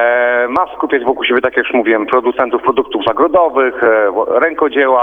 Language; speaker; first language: Polish; native; Polish